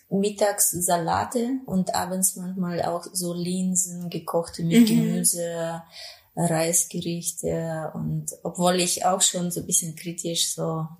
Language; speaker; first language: German; non-native, fluent; Spanish